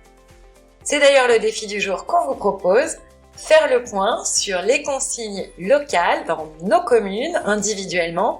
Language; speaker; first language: French; native; French